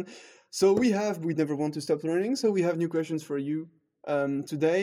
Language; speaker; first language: English; non-native, fluent; French